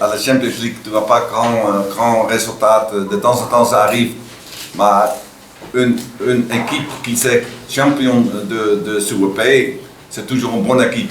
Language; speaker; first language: French; non-native, learner; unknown